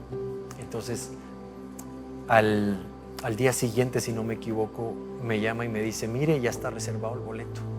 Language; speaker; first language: Spanish; native; Spanish